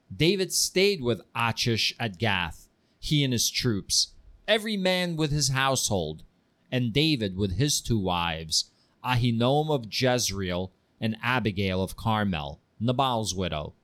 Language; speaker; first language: English; early bilingual, heritage; Ukrainian